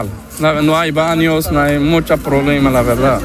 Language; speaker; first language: Spanish; non-native, learner; Arabic